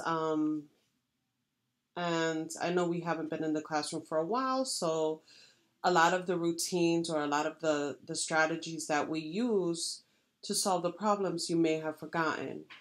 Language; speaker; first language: English; native; English